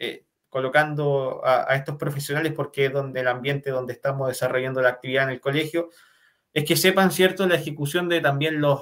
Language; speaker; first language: Spanish; native; Spanish